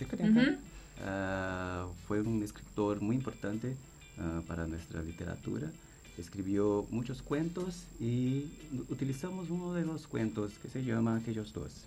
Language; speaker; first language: Spanish; non-native, fluent; Portuguese